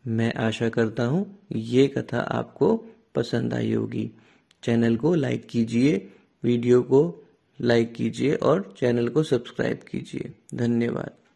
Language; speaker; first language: Hindi; native; Hindi